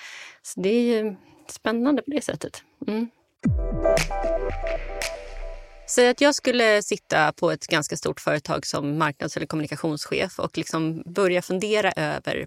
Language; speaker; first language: Swedish; native; Swedish